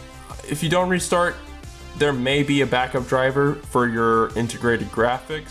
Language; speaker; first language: English; native; English